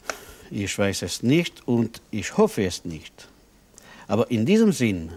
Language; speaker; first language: German; non-native, local second language; French